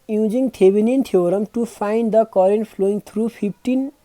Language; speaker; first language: English; non-native, local second language; Nepali